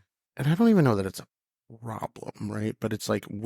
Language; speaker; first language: English; native; English